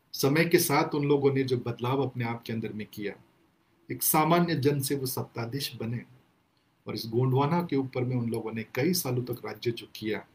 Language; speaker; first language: Hindi; non-native, local second language; Gondi